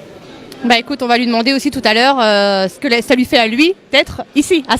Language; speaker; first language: French; native; French